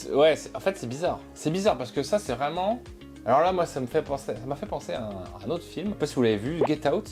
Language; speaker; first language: French; native; French